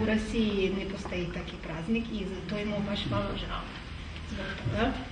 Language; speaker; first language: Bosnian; non-native, fluent; Russian